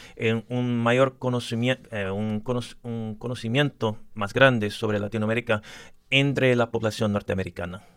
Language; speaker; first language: Spanish; early bilingual, other home language; English